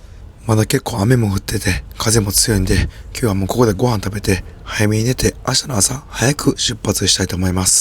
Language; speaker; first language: Japanese; native; Japanese